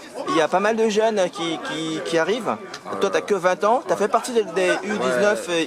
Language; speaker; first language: French; native; French